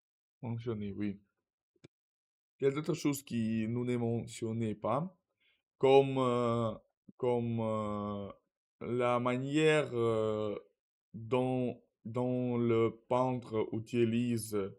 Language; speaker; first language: French; non-native, learner; Russian